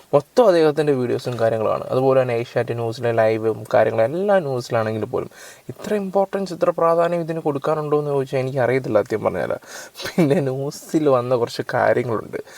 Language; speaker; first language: Malayalam; native; Malayalam